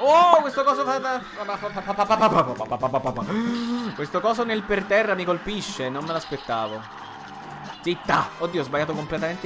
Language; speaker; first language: Italian; native; Italian